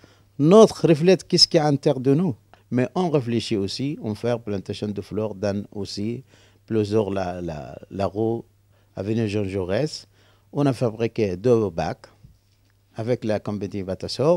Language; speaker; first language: French; non-native, learner; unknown